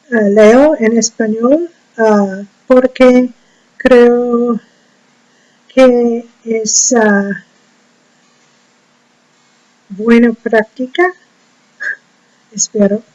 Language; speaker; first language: Spanish; non-native, learner; English